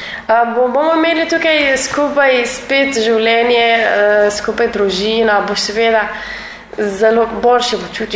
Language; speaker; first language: Slovenian; non-native, learner; Arabic